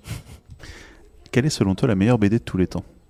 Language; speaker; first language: French; native; French